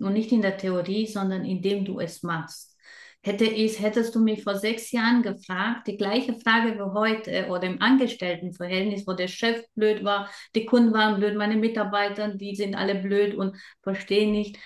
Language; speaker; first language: German; non-native, fluent; Romanian